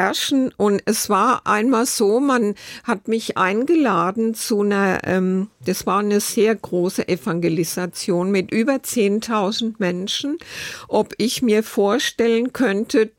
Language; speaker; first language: German; native; German